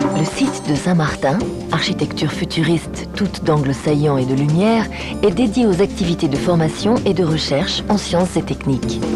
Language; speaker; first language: French; native; French